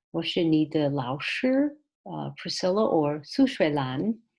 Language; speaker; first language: Chinese; early bilingual, heritage; Chinese